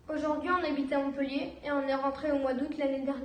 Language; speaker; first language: French; native; French